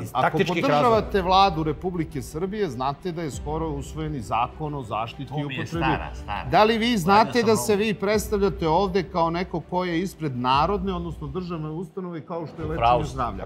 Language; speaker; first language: Serbian; native; Serbian